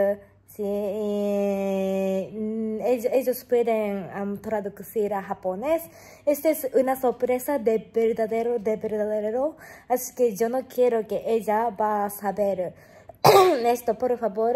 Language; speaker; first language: Spanish; non-native, fluent; Japanese